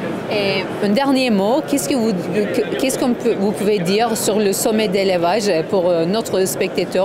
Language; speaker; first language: French; non-native, learner; Turkish